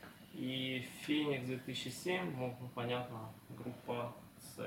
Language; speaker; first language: Russian; native; Russian